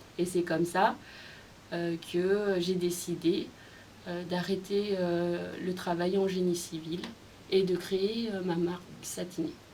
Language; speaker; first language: French; early bilingual, other home language; Khmer